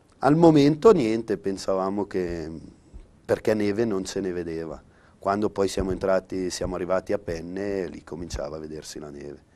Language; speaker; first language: Italian; native; Italian